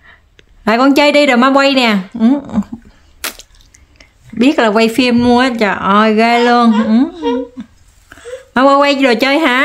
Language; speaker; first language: Vietnamese; native; Vietnamese